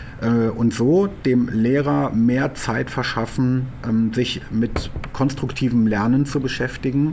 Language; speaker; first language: German; native; German